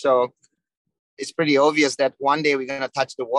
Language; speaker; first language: English; non-native, fluent; Indonesian